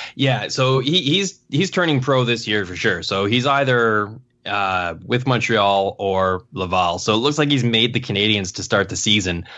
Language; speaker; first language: English; native; English